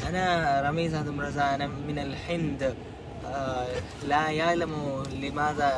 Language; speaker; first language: Arabic; non-native, learner; Kannada